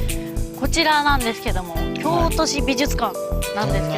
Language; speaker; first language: Japanese; native; Japanese